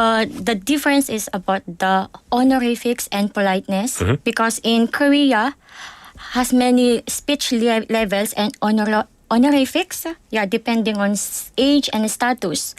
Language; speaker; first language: English; non-native, local second language; Filipino